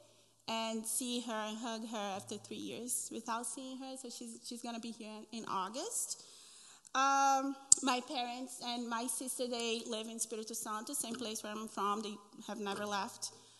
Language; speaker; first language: English; non-native, fluent; Portuguese